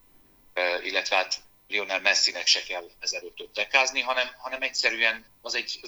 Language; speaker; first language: Hungarian; native; Hungarian